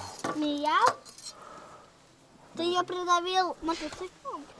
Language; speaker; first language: Russian; native; Russian